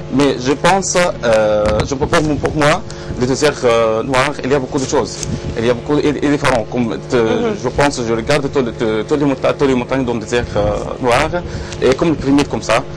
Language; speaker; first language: French; non-native, learner; Arabic